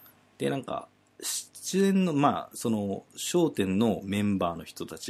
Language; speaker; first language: Japanese; native; Japanese